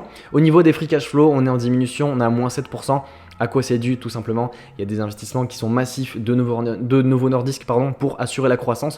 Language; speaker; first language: French; native; French